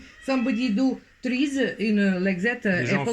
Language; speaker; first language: English; non-native, learner; Russian